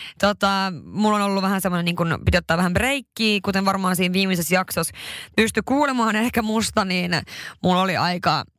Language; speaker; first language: Finnish; early bilingual, heritage; Finnish